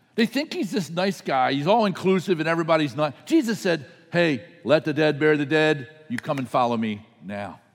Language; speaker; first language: English; native; English